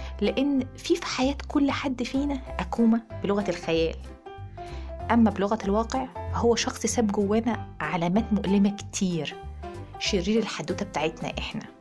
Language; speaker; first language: Arabic; native; Arabic